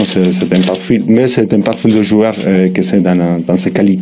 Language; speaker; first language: French; non-native, learner; Spanish